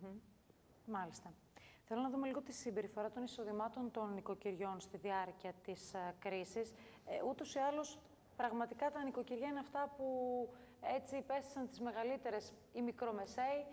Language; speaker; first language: Greek; native; Greek